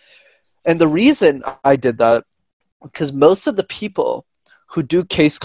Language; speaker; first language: English; native; English